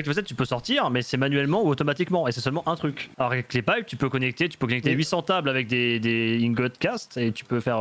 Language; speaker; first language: French; native; French